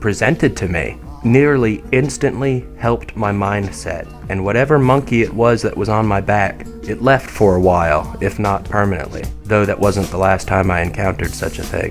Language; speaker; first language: English; native; English